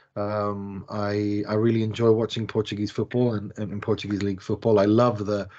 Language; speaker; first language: English; non-native, fluent; Swedish